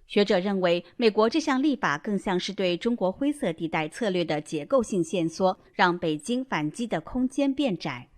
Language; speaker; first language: Chinese; native; Chinese